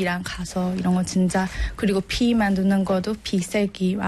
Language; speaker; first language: Korean; non-native, learner; Burmese